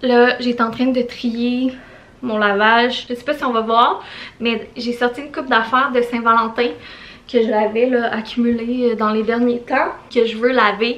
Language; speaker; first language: French; native; French